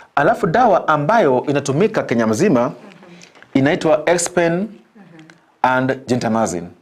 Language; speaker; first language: Swahili; non-native, local second language; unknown